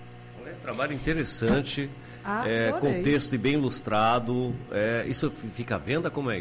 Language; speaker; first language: Portuguese; native; Portuguese